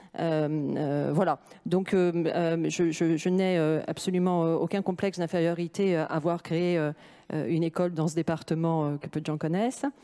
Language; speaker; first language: French; native; French